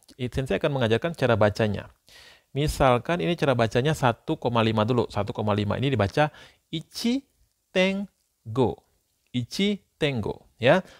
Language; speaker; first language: Indonesian; native; Indonesian